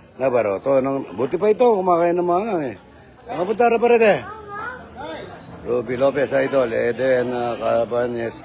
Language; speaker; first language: Filipino; non-native, local second language; Pampanga